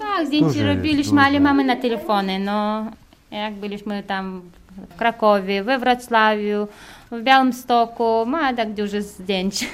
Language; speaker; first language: Polish; non-native, learner; Chechen